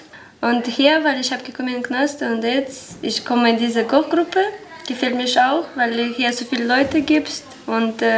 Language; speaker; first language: German; non-native, learner; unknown